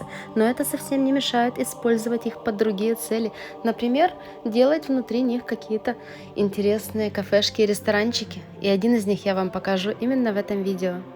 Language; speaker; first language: Russian; native; Russian